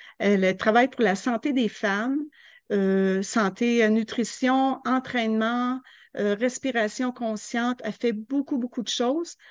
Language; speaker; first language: French; native; French